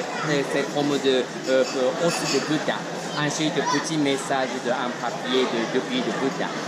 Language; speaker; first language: French; non-native, learner; Japanese